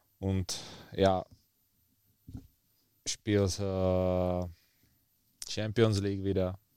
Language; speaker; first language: German; non-native, learner; Czech